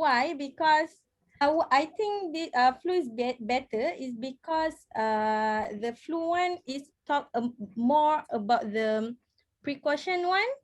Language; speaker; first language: English; non-native, fluent; Malay